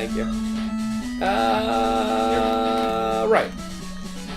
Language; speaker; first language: English; native; English